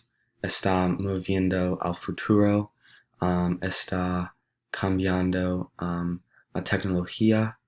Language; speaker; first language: Spanish; non-native, learner; English